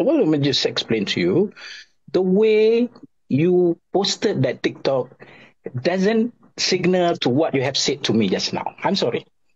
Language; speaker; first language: English; non-native, local second language; Malay